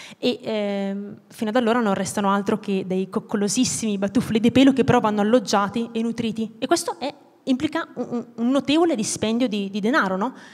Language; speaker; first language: Italian; native; Italian